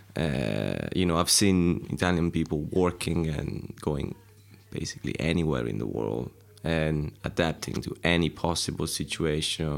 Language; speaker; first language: English; non-native, fluent; Italian